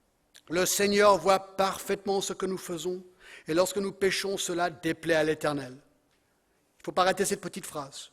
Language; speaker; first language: French; non-native, fluent; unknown